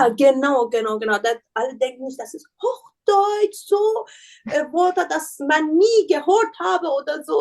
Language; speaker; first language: German; non-native, learner; Persian